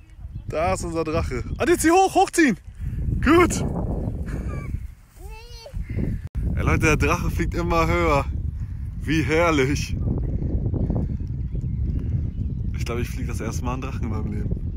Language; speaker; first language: German; native; German